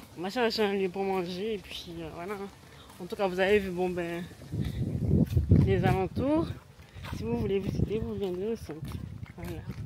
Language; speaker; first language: French; native; French